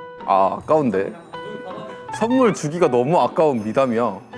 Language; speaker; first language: Korean; native; Korean